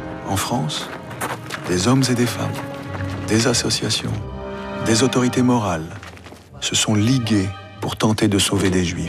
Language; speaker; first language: French; native; French